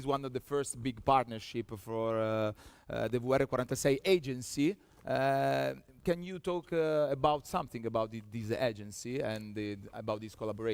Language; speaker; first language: English; non-native, fluent; Italian